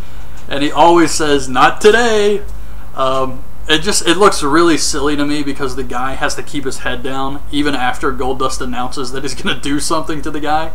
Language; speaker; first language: English; native; English